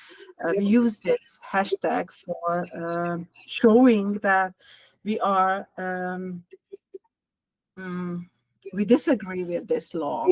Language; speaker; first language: English; non-native, learner; Hungarian